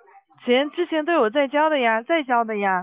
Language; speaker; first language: Chinese; native; Chinese